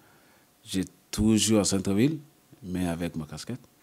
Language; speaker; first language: French; non-native, learner; English